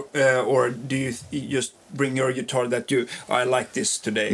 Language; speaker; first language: English; non-native, fluent; Swedish